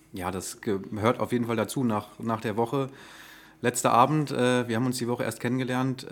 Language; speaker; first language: German; native; German